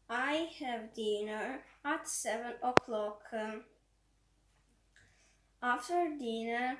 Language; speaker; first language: English; non-native, learner; Croatian